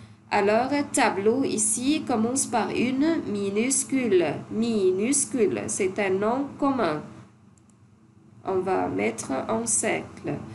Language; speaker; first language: French; non-native, fluent; Arabic